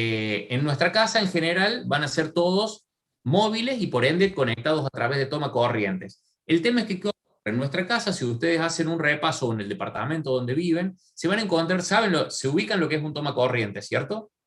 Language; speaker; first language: Spanish; native; Spanish